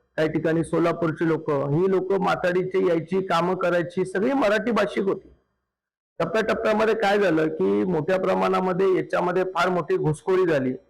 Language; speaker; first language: Marathi; native; Marathi